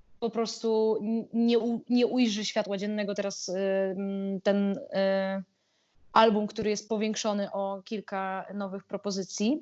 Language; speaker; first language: Polish; native; Polish